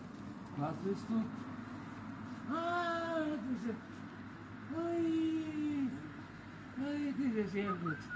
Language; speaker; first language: German; non-native, learner; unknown